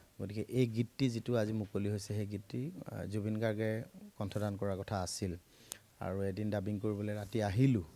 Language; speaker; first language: Assamese; native; Assamese